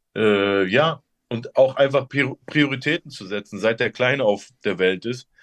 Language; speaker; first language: German; early bilingual, other home language; Turkish